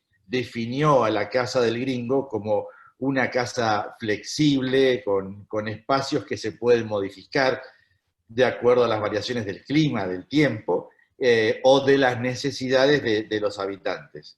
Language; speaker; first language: Spanish; native; Spanish